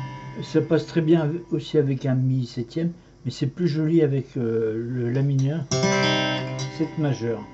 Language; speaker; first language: French; native; French